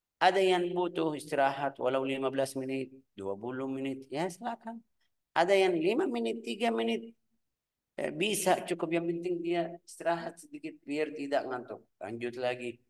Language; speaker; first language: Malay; non-native, fluent; Arabic